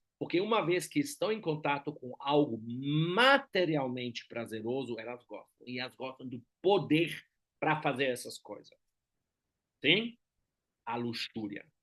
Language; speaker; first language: Portuguese; non-native, fluent; German